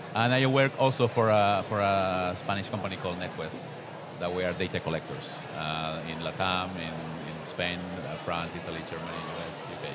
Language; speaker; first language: English; non-native, fluent; Spanish